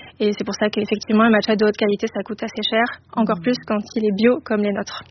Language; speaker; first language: French; native; French